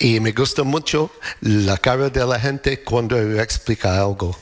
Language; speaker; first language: Spanish; non-native, learner; English